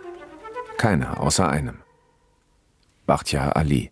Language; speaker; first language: German; native; German